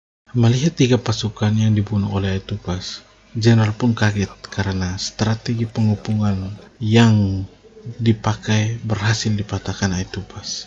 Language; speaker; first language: Indonesian; native; Indonesian